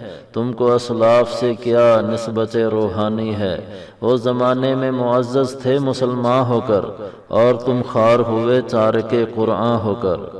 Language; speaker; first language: Urdu; native; Urdu